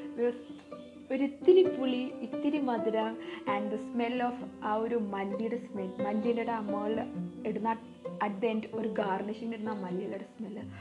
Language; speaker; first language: English; non-native, local second language; Malayalam